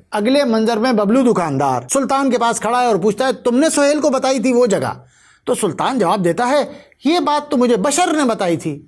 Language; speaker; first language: Urdu; native; Urdu